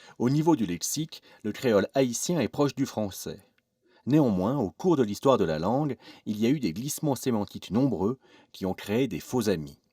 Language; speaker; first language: French; native; French